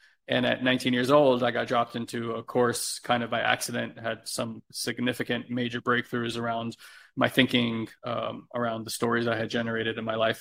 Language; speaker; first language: English; native; English